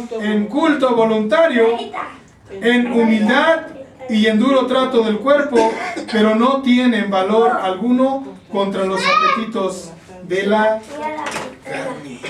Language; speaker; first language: Spanish; native; Spanish